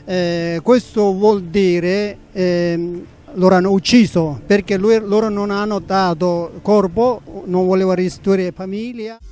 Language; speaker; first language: Italian; non-native, learner; Tibetan